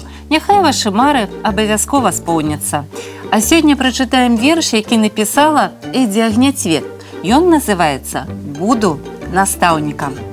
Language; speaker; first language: Belarusian; native; Belarusian